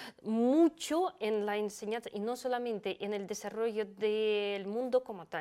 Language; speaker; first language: Spanish; non-native, fluent; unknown